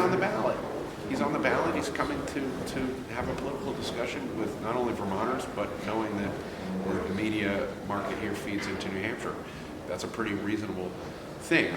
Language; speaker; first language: English; native; English